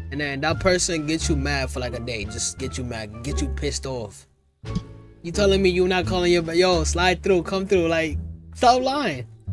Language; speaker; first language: English; early bilingual, other home language; Spanish